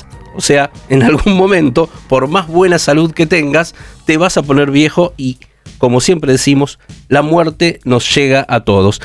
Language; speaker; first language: Spanish; native; Spanish